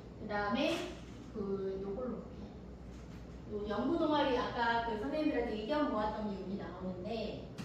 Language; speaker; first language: Korean; native; Korean